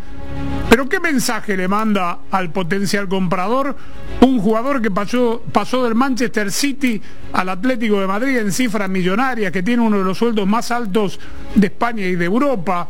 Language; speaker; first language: Spanish; native; Spanish